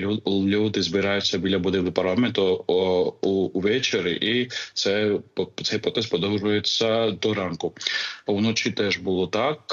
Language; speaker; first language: Ukrainian; non-native, fluent; Georgian